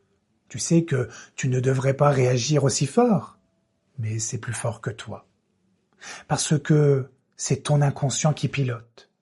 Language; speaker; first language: French; native; French